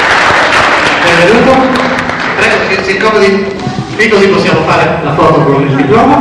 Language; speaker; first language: Italian; native; Italian